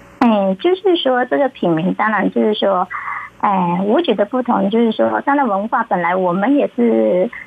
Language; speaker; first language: Chinese; native; Chinese